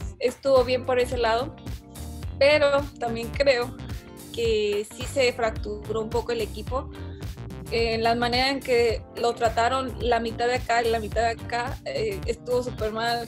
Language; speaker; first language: Spanish; native; Spanish